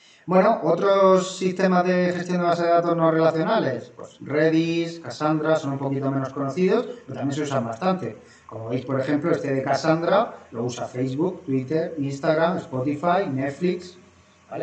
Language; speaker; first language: Spanish; native; Spanish